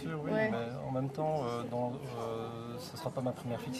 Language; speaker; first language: French; early bilingual, other home language; Korean